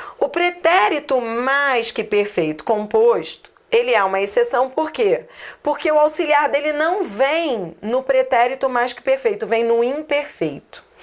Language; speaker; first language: Portuguese; native; Portuguese